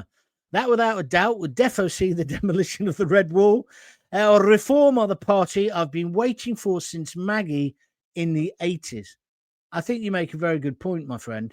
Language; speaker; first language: English; native; English